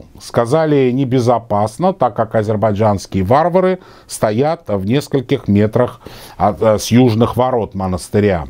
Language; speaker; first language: Russian; native; Russian